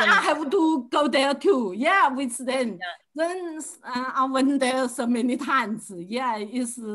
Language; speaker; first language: English; non-native, learner; Chinese